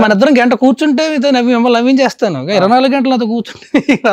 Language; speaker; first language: Telugu; native; Telugu